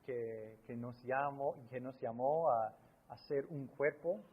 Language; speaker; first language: Spanish; non-native, fluent; English